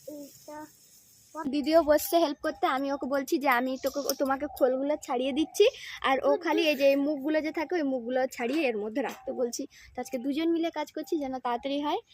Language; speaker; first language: Bangla; non-native, local second language; Santali